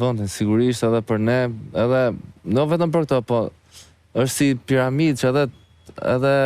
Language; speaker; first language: Albanian; native; Albanian